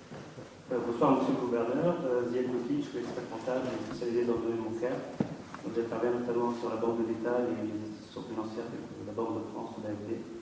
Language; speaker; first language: French; non-native, local second language; Arabic